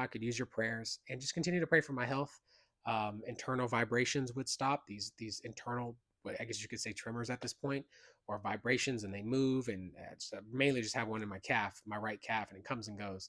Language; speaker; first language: English; native; English